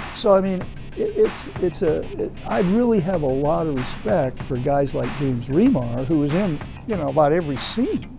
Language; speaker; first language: English; native; English